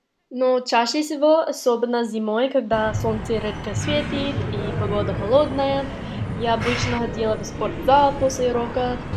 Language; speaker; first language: Russian; non-native, learner; English